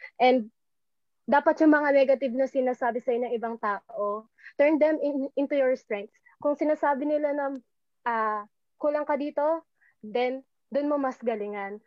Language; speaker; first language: Filipino; non-native, local second language; Pampanga